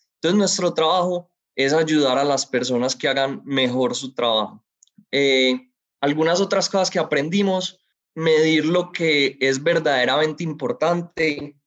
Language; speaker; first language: Spanish; native; Spanish